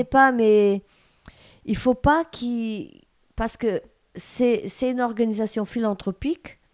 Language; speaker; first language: French; non-native, fluent; Portuguese